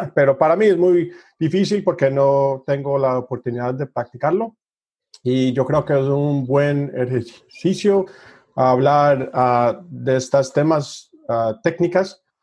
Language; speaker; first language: Spanish; early bilingual, heritage; English